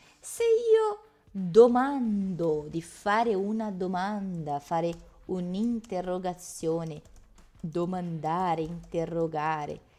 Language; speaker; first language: Italian; non-native, fluent; Portuguese